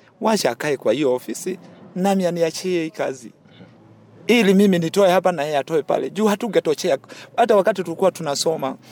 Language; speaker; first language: Swahili; non-native, local second language; Kikuyu